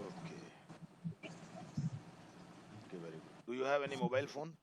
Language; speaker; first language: English; non-native, local second language; Hindi